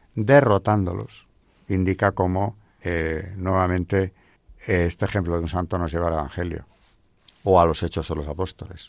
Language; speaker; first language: Spanish; native; Spanish